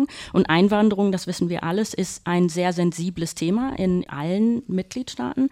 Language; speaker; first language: German; native; German